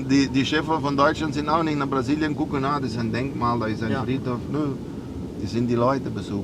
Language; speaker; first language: German; early bilingual, heritage; Portuguese